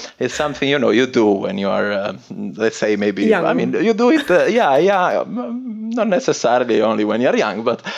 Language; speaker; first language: English; non-native, fluent; Italian